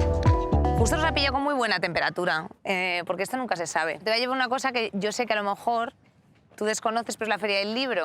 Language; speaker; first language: Spanish; native; Spanish